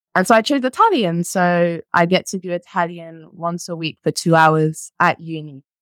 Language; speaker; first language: English; early bilingual, other home language; French